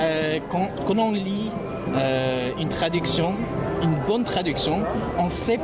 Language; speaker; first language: French; non-native, fluent; English